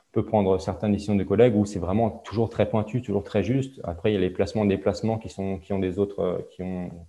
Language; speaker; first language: French; native; French